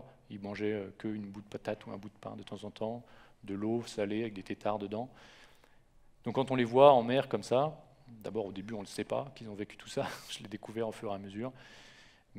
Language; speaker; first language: French; native; French